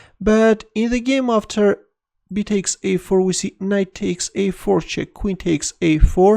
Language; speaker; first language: English; non-native, fluent; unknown